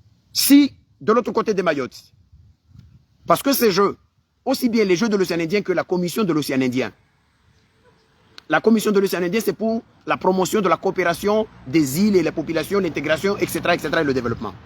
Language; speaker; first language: French; non-native, local second language; Comorian